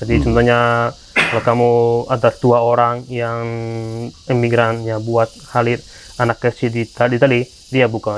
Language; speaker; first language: Indonesian; non-native, fluent; Italian